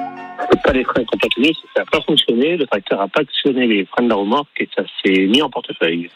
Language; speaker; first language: French; native; French